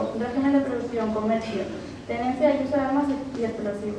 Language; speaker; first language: Spanish; native; Spanish